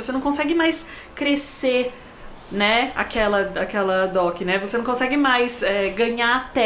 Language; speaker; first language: Portuguese; native; Portuguese